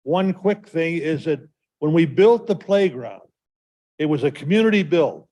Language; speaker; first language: English; native; English